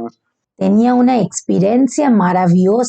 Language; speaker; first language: Spanish; non-native, learner; Bangla